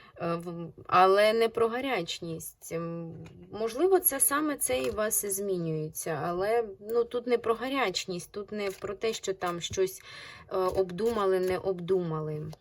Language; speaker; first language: Ukrainian; non-native, local second language; Russian